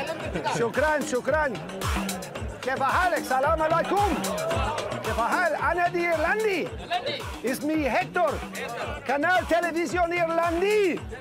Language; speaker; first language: Arabic; non-native, learner; English